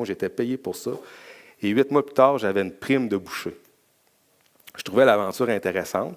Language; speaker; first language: French; native; French